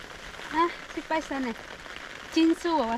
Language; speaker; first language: Japanese; non-native, learner; Vietnamese